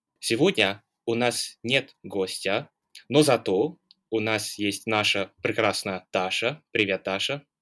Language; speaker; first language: Russian; non-native, fluent; English